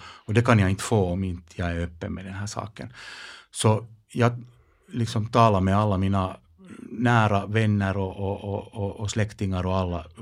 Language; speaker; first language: Swedish; non-native, local second language; Finnish